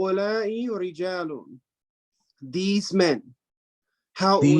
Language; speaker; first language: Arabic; non-native, learner; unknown